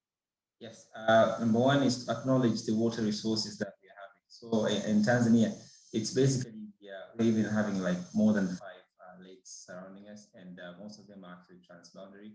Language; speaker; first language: English; non-native, local second language; Swahili